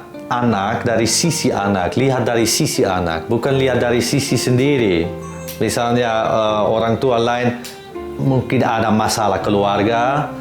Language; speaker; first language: Indonesian; non-native, fluent; Dutch